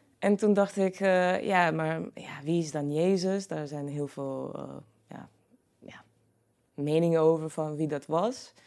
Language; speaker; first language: Dutch; non-native, fluent; Croatian